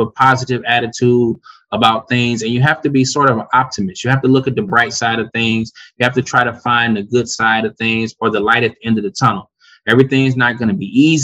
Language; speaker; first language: English; native; English